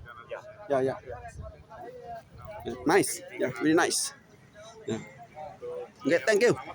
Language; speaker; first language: English; non-native, learner; Lao